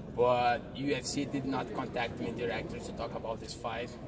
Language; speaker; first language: English; non-native, fluent; Portuguese